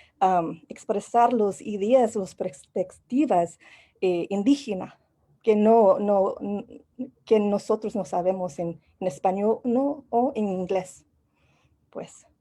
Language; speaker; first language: Spanish; non-native, learner; English